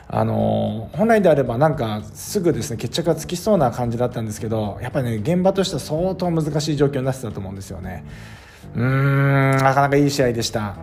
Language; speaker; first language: Japanese; native; Japanese